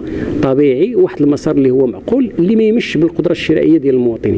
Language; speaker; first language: Arabic; native; Arabic